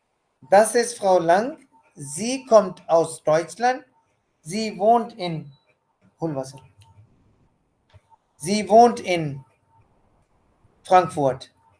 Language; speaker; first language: German; non-native, learner; Hindi